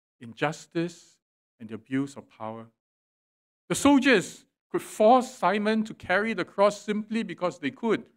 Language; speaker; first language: English; native; English